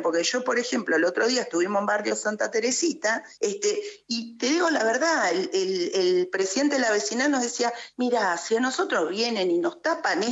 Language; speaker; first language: Spanish; native; Spanish